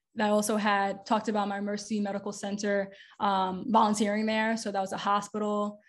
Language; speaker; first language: English; native; English